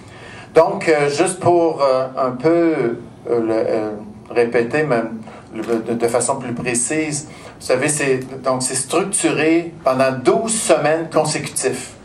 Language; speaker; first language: French; native; French